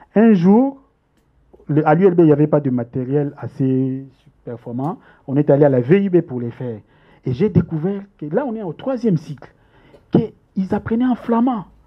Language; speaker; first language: French; non-native, local second language; Lingala